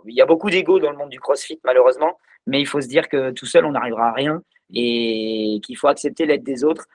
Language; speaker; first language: French; native; French